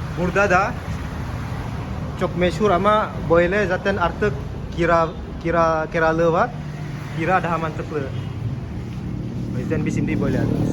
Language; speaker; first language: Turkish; non-native, learner; Indonesian